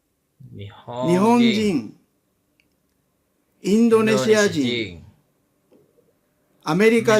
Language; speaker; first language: Japanese; non-native, learner; Indonesian